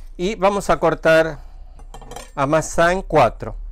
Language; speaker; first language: Spanish; native; Spanish